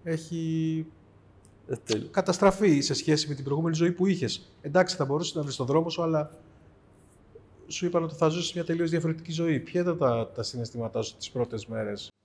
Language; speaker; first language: Greek; native; Greek